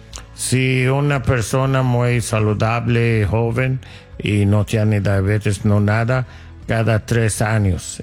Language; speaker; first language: Spanish; non-native, fluent; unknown